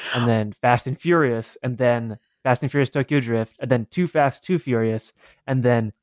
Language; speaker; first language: English; native; English